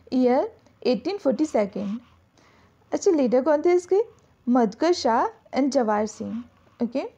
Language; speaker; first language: Hindi; native; Hindi